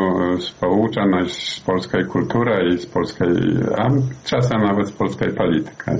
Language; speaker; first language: Polish; non-native, learner; Belarusian